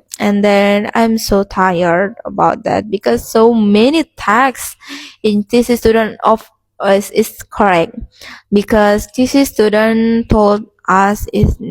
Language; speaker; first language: English; non-native, learner; Indonesian